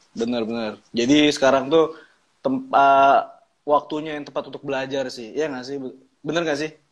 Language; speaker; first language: Indonesian; native; Indonesian